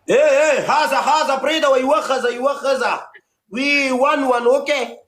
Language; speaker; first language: Arabic; non-native, learner; Pashto